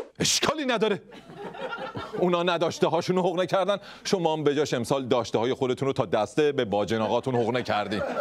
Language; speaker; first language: Persian; native; Persian